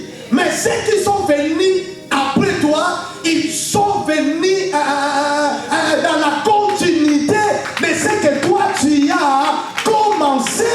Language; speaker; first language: French; non-native, local second language; Lingala